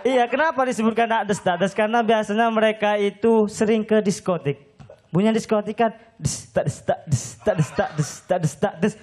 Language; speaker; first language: Indonesian; non-native, local second language; Madurese